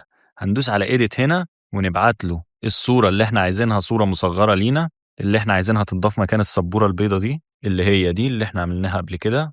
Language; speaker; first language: Arabic; native; Arabic